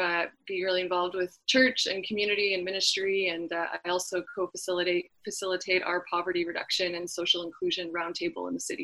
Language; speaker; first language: English; native; English